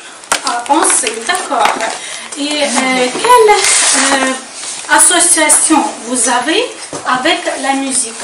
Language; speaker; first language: French; non-native, fluent; Ukrainian